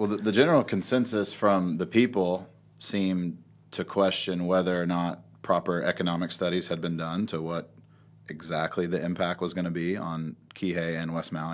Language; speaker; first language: English; native; English